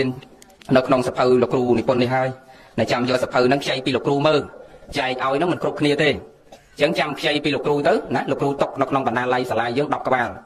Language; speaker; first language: Khmer; native; Khmer